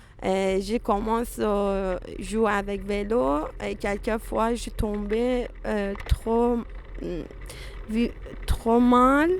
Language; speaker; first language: French; non-native, learner; Persian